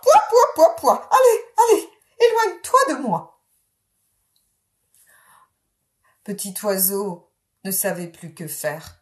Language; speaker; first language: French; native; French